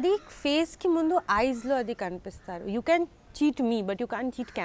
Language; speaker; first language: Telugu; non-native, learner; Bangla